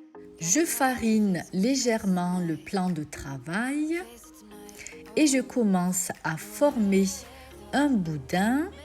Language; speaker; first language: French; native; French